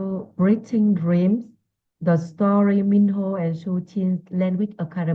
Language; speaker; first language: English; non-native, learner; Vietnamese